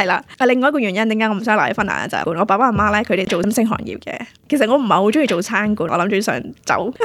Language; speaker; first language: Cantonese; early bilingual, heritage; Cantonese